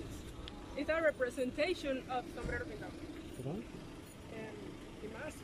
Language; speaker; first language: English; non-native, learner; Spanish